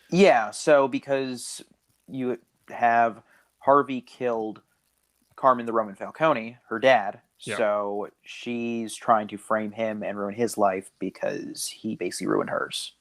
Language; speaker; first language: English; native; English